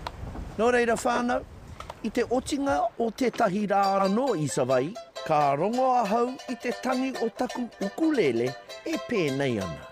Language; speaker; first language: Māori; non-native, local second language; English